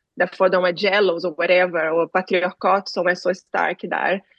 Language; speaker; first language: Swedish; non-native, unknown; Portuguese